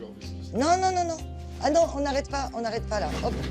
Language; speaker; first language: French; native; French